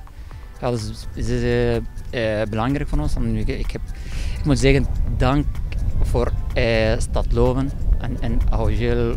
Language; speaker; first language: Dutch; non-native, learner; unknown